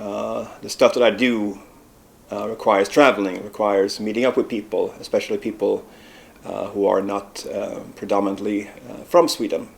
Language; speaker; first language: English; non-native, fluent; Swedish